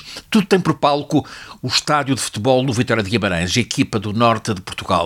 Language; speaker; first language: Portuguese; native; Portuguese